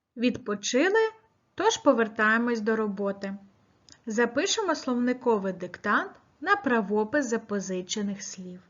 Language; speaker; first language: Ukrainian; native; Ukrainian